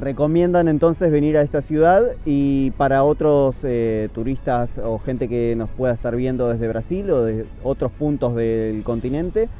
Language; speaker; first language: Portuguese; non-native, learner; Spanish